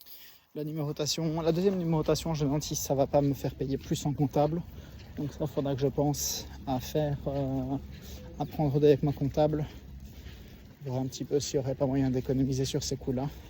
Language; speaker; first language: French; native; French